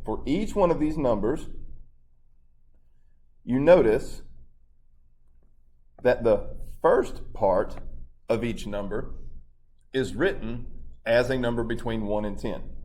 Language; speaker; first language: English; native; English